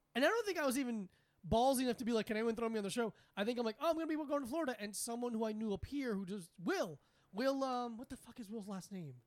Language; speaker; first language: English; native; English